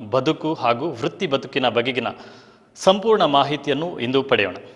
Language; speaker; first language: Kannada; native; Kannada